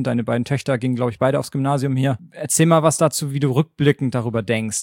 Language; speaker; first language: German; native; German